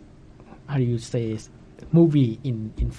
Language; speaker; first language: English; non-native, fluent; Thai